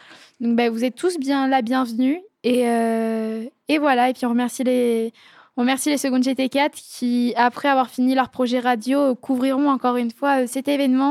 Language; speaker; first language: French; native; French